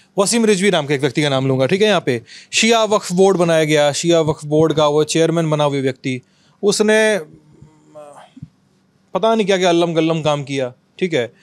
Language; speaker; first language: Hindi; native; Hindi